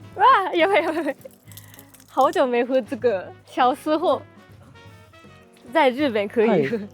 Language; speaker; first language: Chinese; non-native, fluent; Japanese